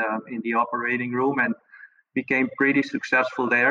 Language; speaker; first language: English; non-native, fluent; Papiamento